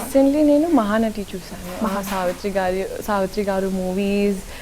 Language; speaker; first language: Telugu; non-native, local second language; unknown